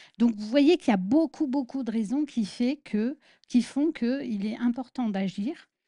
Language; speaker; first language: French; native; French